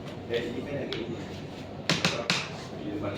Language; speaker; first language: Indonesian; native; Indonesian